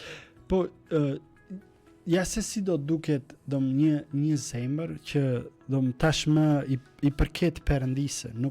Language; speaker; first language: Albanian; native; Albanian